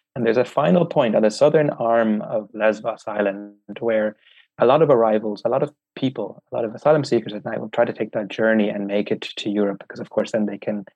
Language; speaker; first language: English; native; English